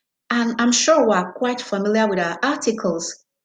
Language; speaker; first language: English; non-native, local second language; Yoruba